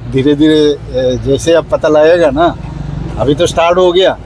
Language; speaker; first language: Hindi; non-native, local second language; Bangla